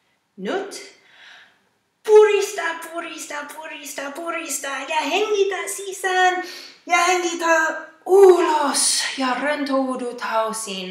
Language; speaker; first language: Finnish; non-native, fluent; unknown